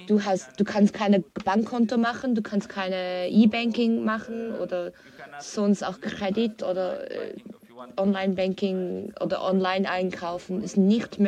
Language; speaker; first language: German; non-native, learner; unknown